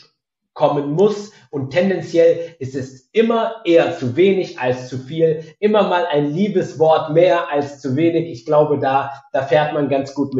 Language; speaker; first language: German; native; German